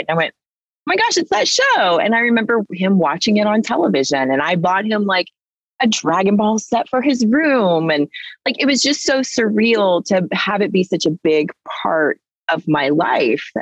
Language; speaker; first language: English; early bilingual, other home language; Spanish